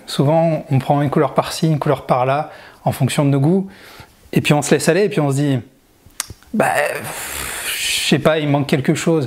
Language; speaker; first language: French; native; French